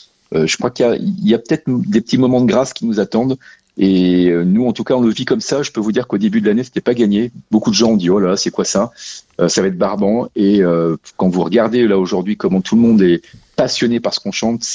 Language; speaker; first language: French; native; French